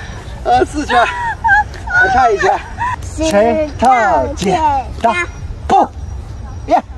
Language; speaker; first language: Chinese; native; Chinese